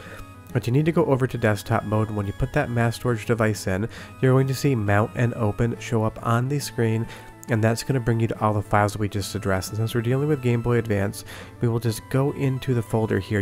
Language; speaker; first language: English; native; English